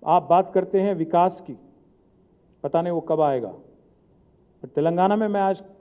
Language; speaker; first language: Hindi; non-native, local second language; Telugu